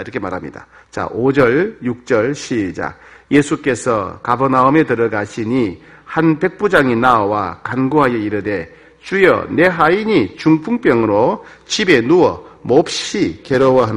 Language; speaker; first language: Korean; native; Korean